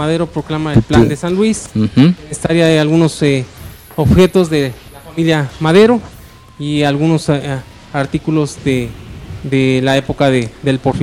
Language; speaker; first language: Spanish; native; Spanish